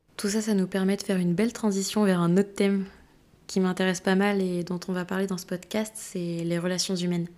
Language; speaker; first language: French; native; French